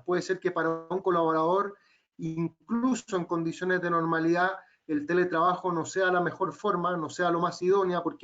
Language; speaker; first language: Spanish; native; Spanish